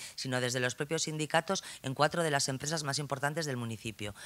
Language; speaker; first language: Spanish; native; Spanish